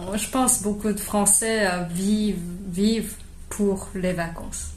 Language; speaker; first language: French; non-native, fluent; Japanese